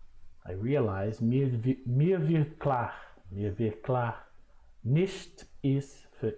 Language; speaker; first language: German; non-native, fluent; Portuguese